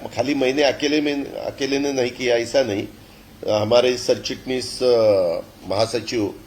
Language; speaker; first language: Hindi; non-native, local second language; Marathi